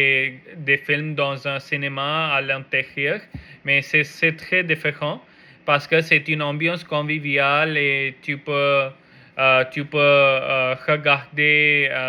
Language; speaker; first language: French; non-native, learner; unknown